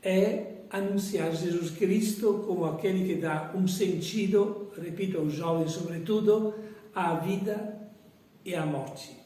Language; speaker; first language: Portuguese; non-native, fluent; Italian